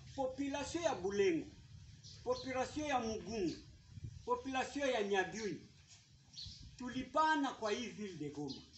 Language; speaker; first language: Swahili; non-native, local second language; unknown